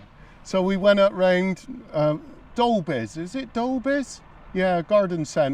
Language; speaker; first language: English; native; English